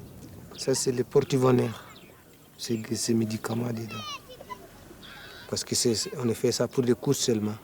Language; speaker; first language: French; non-native, learner; Fula